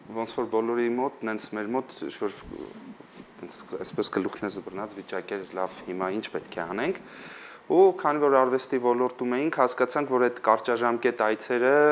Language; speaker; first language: Armenian; native; Armenian